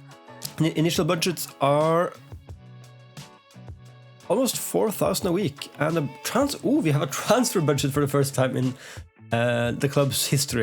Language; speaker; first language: English; non-native, fluent; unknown